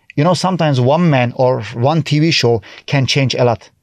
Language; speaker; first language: English; non-native, fluent; Turkish